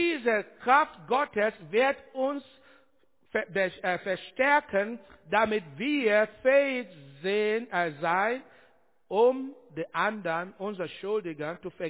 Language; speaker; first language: German; non-native, learner; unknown